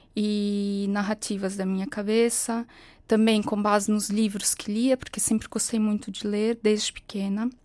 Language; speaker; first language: Portuguese; native; Portuguese